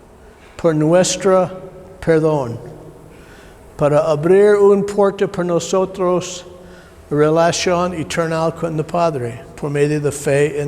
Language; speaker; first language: Spanish; non-native, learner; English